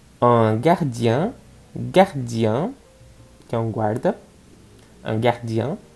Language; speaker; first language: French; non-native, fluent; Portuguese